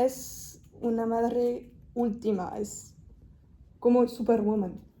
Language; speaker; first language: Spanish; non-native, fluent; French